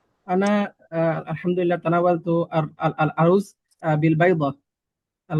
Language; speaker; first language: Arabic; non-native, learner; Bangla